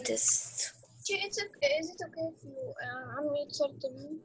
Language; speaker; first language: English; non-native, learner; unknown